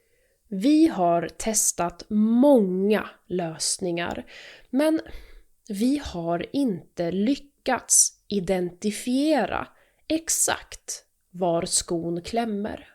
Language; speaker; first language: Swedish; native; Swedish